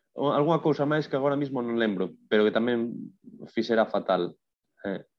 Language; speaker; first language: Galician; non-native, local second language; Spanish